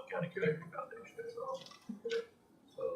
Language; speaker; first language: English; native; English